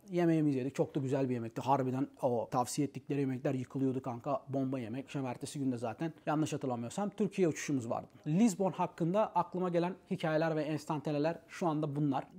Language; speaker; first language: Turkish; native; Turkish